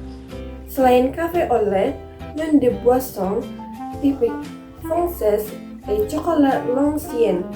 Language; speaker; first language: French; non-native, learner; Indonesian